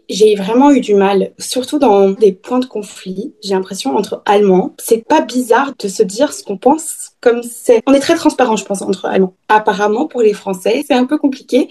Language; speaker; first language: French; early bilingual, heritage; German